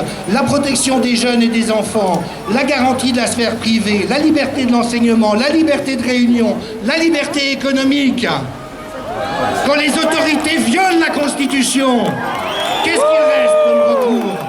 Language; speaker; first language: French; native; French